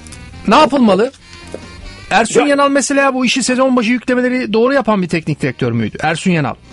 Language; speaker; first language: Turkish; native; Turkish